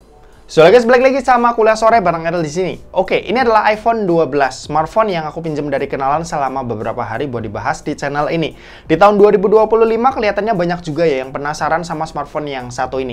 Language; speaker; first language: Indonesian; native; Indonesian